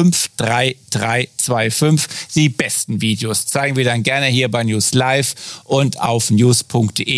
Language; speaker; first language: German; native; German